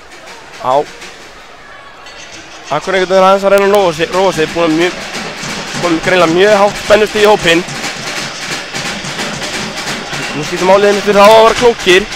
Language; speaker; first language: Icelandic; native; Icelandic